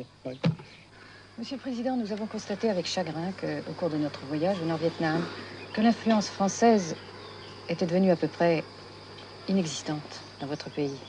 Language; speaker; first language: French; native; French